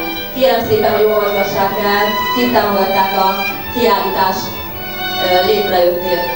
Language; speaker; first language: Hungarian; native; Hungarian